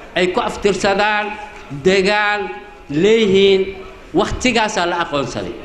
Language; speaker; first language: Somali; native; Somali